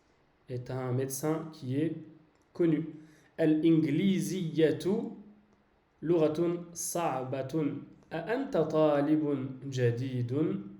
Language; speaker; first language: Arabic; non-native, fluent; French